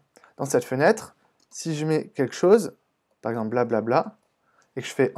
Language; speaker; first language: French; native; French